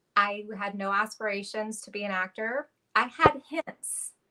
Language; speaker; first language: English; native; English